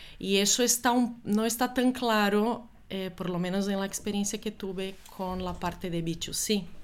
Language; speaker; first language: Spanish; non-native, fluent; Portuguese